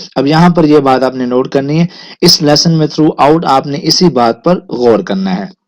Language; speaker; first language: Urdu; native; Urdu